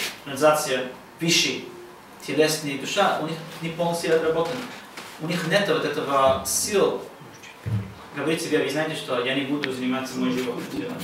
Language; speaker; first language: Russian; non-native, learner; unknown